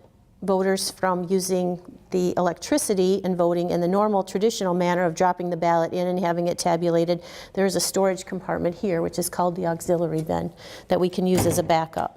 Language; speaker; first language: English; native; English